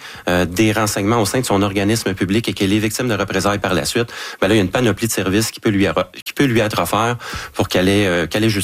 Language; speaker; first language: French; native; French